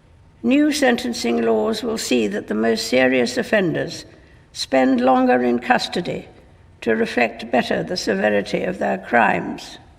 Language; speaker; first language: English; native; English